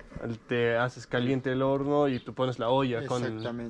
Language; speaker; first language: Spanish; non-native, fluent; Danish